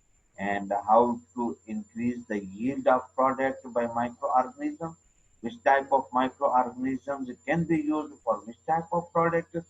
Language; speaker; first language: English; non-native, local second language; Urdu